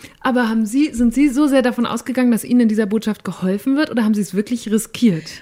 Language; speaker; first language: German; native; German